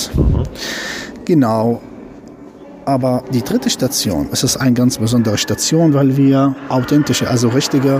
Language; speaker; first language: German; non-native, fluent; Arabic